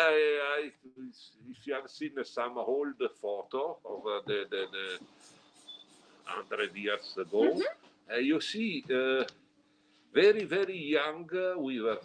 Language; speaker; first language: English; non-native, learner; Italian